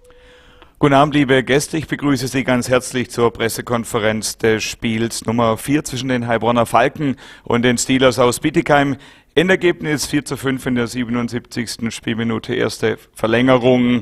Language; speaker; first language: German; native; German